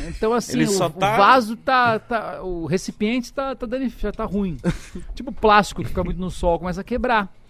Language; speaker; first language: Portuguese; native; Portuguese